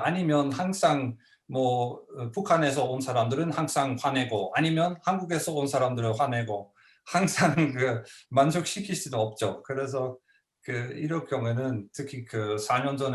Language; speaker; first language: Korean; non-native, fluent; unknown